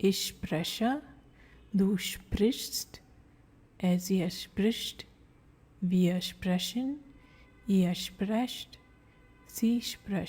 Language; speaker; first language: German; non-native, fluent; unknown